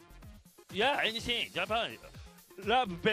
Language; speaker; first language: English; non-native, learner; Japanese